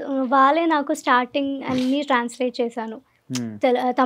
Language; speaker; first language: Telugu; non-native, learner; Malayalam